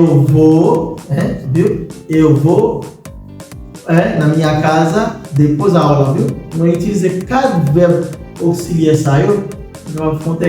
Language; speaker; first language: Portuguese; non-native, learner; Haitian Creole